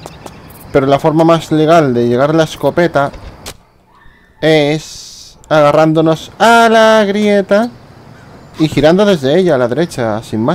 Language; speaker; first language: Spanish; native; Spanish